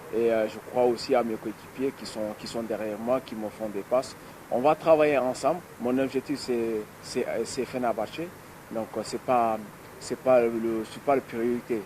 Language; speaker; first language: French; non-native, local second language; Wolof